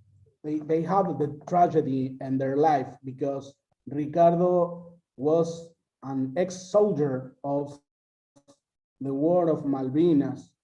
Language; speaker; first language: English; non-native, learner; Spanish